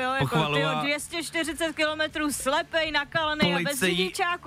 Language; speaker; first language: Czech; native; Czech